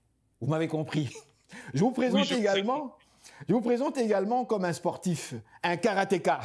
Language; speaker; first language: French; non-native, local second language; Lingala